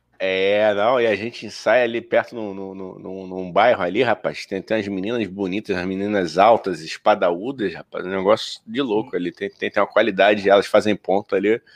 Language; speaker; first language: Portuguese; native; Portuguese